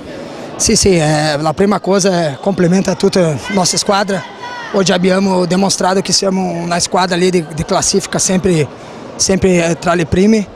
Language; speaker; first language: Italian; non-native, fluent; Portuguese